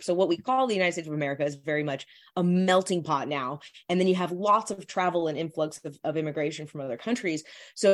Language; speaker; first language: English; native; English